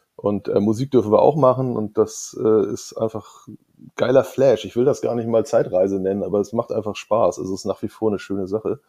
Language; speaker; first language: German; native; German